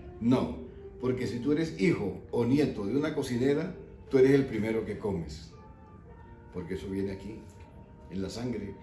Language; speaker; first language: Spanish; native; Spanish